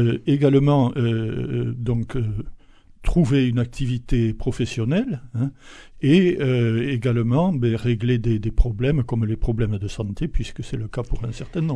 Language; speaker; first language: French; native; French